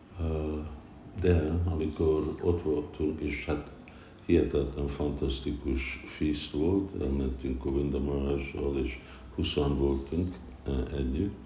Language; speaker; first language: Hungarian; early bilingual, heritage; Hungarian